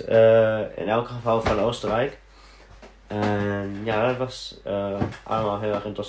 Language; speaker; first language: Dutch; early bilingual, heritage; Dutch